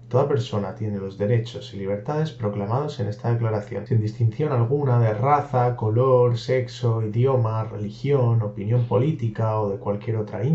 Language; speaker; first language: Spanish; native; Spanish